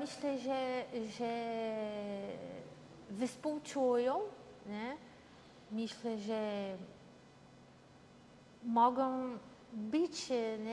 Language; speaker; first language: Polish; early bilingual, heritage; Portuguese